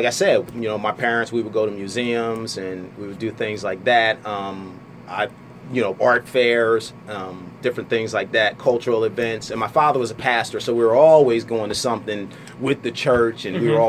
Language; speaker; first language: English; native; English